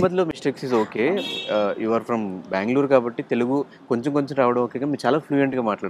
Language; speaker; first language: Telugu; native; Telugu